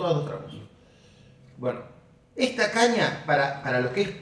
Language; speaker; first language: Spanish; native; Spanish